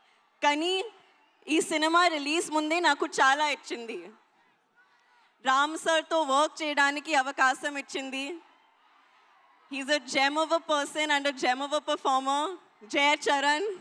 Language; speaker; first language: Telugu; non-native, learner; Hindi